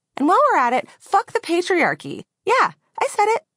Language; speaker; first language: English; native; English